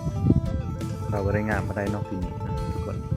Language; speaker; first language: Thai; non-native, local second language; Northeastern Thai